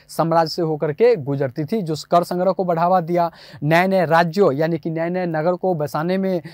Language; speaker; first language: Hindi; native; Hindi